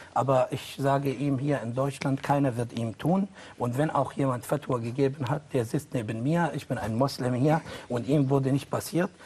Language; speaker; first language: German; non-native, fluent; Arabic